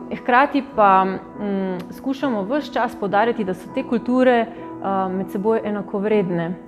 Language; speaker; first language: Slovenian; native; Slovenian